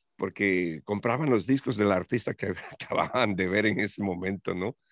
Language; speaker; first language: Spanish; native; Spanish